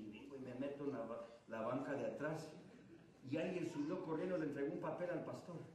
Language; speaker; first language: Spanish; early bilingual, heritage; Spanish